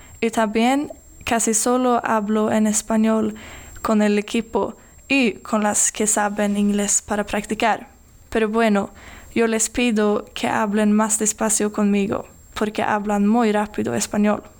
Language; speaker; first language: Spanish; non-native, learner; Swedish